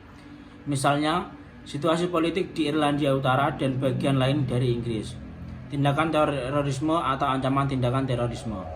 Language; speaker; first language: Indonesian; native; Indonesian